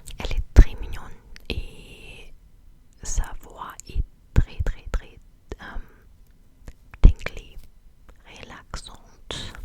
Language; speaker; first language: French; non-native, learner; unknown